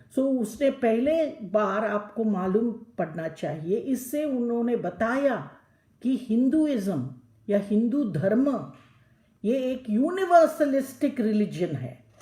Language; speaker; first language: Hindi; non-native, local second language; Telugu